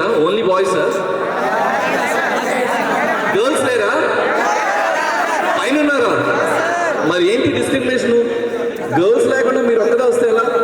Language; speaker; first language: Telugu; native; Telugu